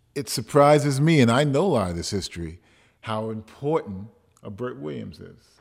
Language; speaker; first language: English; native; English